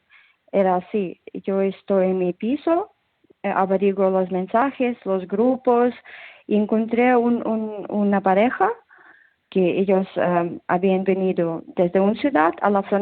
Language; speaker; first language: Spanish; non-native, fluent; Ukrainian